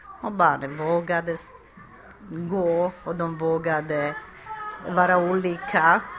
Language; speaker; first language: Swedish; non-native, fluent; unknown